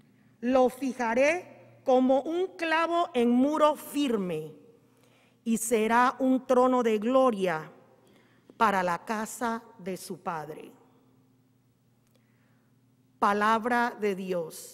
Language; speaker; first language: Spanish; native; Spanish